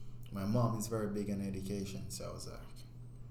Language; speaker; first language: English; non-native, local second language; Jamaican Creole English